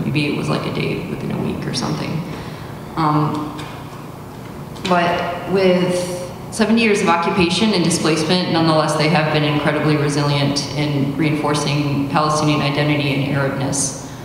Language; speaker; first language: English; early bilingual, other home language; Arabic